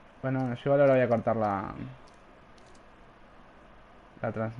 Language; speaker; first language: Spanish; native; Spanish